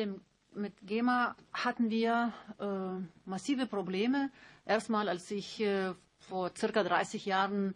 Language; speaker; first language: German; non-native, learner; Lithuanian